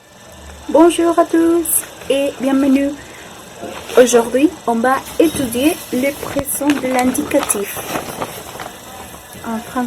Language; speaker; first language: French; non-native, learner; Spanish